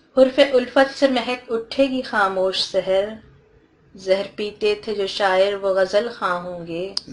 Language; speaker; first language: Urdu; native; Urdu